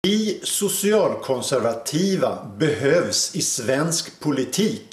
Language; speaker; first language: Swedish; native; Swedish